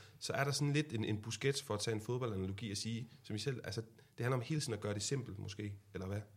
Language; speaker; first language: Danish; native; Danish